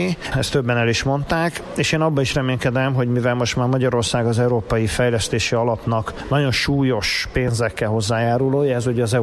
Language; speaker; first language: Hungarian; native; Hungarian